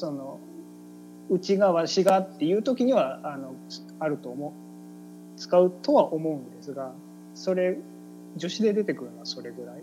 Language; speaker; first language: Japanese; native; Japanese